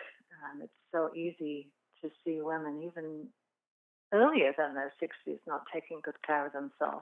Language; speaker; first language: English; native; English